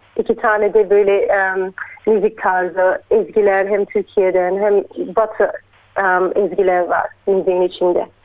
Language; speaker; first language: Turkish; early bilingual, heritage; Turkish